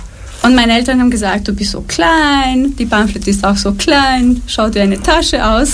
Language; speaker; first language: German; non-native, fluent; Romanian